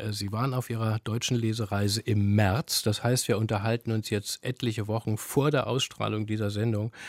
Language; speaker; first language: German; native; German